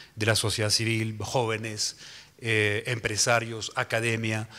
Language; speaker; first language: Spanish; non-native, fluent; French